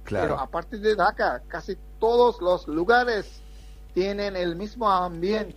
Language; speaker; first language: Spanish; non-native, fluent; Bangla